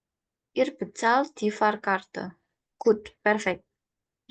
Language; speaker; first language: German; non-native, learner; Indonesian